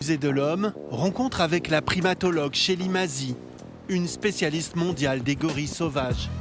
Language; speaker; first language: French; native; French